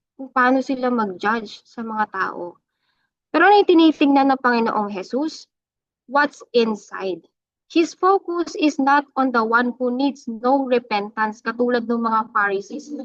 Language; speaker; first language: Filipino; non-native, local second language; Iloko